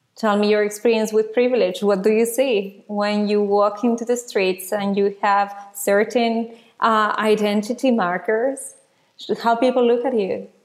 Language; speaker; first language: English; non-native, fluent; Spanish